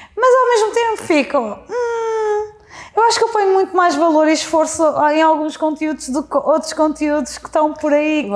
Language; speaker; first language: Portuguese; native; Portuguese